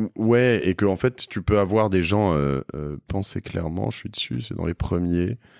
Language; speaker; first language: French; native; French